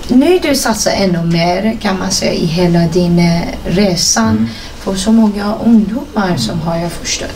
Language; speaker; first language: Swedish; non-native, fluent; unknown